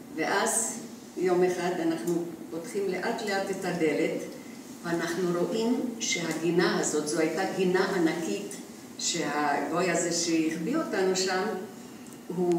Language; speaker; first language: Hebrew; non-native, fluent; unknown